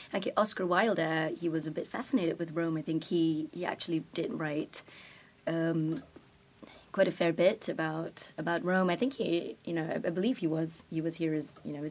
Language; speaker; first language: English; native; English